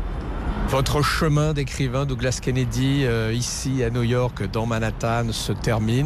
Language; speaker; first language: French; native; French